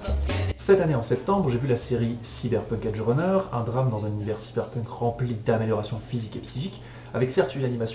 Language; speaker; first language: French; native; French